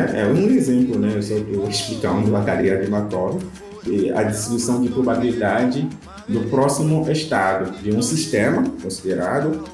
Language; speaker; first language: Portuguese; non-native, fluent; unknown